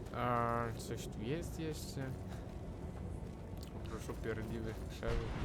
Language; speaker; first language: Polish; native; Polish